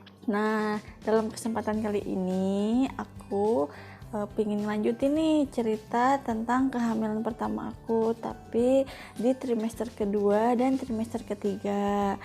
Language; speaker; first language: Indonesian; native; Indonesian